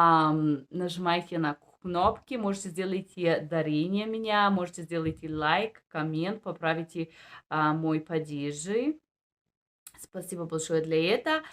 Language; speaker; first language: Russian; non-native, learner; Bulgarian